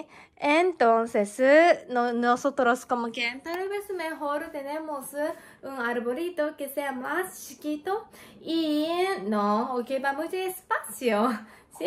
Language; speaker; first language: Spanish; non-native, learner; Japanese